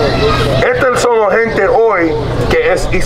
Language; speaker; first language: Spanish; early bilingual, heritage; Spanish